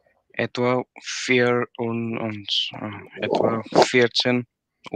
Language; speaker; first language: German; non-native, learner; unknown